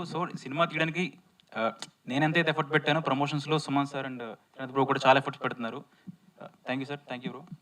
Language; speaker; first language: Telugu; native; Telugu